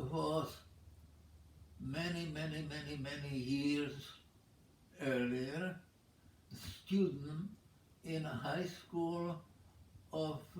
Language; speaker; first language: English; non-native, fluent; Czech